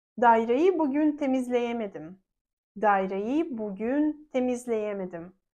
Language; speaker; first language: Turkish; non-native, fluent; Russian